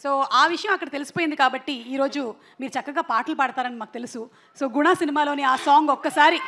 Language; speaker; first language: Telugu; native; Telugu